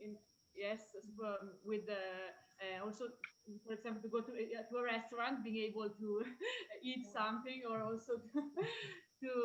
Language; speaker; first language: English; non-native, fluent; Italian